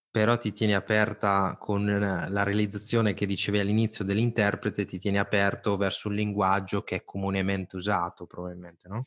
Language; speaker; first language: Italian; native; Italian